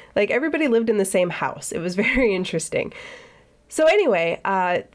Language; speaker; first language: English; native; English